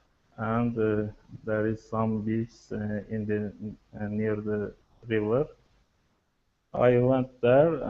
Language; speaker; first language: English; non-native, learner; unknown